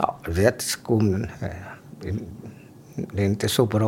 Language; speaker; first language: Swedish; non-native, learner; Vietnamese